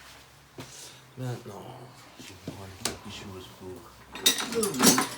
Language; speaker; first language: French; non-native, fluent; Dutch